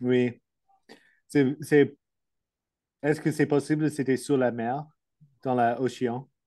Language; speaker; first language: French; non-native, learner; English